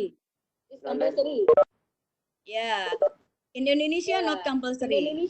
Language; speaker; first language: English; non-native, learner; Indonesian